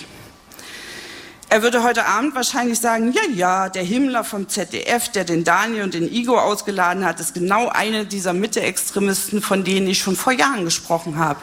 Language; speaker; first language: German; native; German